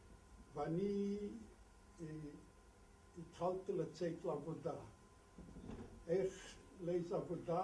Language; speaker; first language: Hebrew; non-native, fluent; Polish